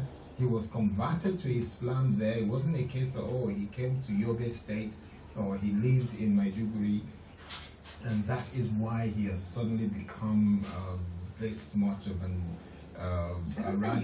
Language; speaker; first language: English; non-native, local second language; Yoruba